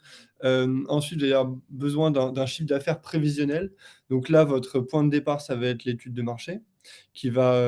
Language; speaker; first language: French; native; French